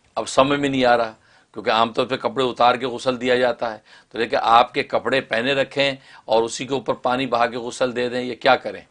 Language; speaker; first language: Urdu; native; Urdu